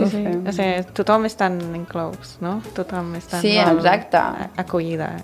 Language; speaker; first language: Catalan; non-native, fluent; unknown